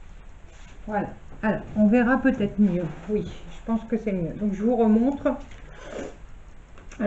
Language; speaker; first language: French; native; French